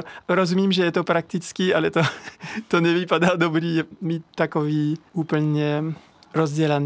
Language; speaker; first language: Czech; non-native, learner; French